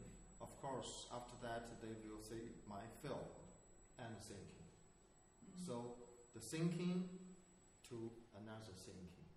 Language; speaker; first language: English; non-native, learner; Chinese